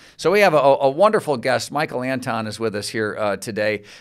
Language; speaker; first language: English; native; English